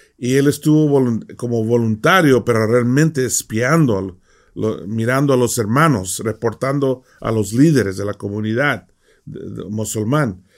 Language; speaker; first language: Spanish; early bilingual, heritage; Spanish